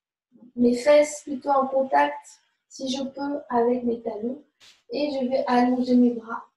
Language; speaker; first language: French; native; French